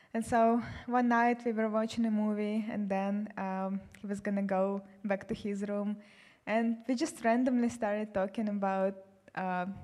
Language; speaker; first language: English; non-native, fluent; Russian